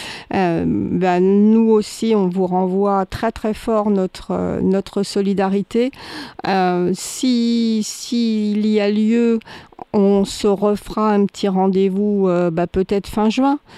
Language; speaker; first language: French; native; French